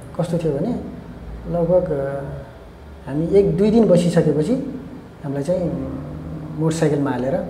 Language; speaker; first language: Nepali; native; Nepali